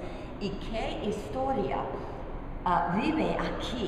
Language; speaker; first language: Spanish; non-native, learner; English